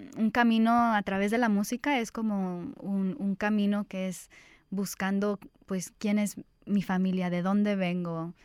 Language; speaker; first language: Spanish; early bilingual, heritage; Spanish